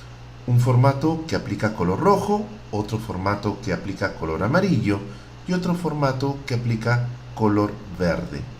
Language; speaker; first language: Spanish; native; Spanish